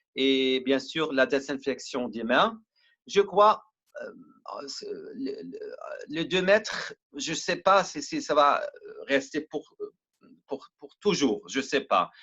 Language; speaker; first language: French; non-native, learner; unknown